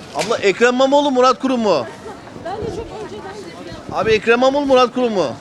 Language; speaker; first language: Turkish; native; Turkish